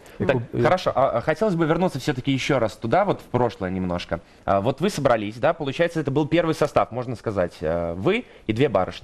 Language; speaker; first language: Russian; native; Russian